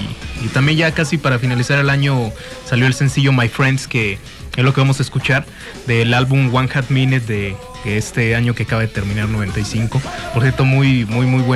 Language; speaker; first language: Spanish; native; Spanish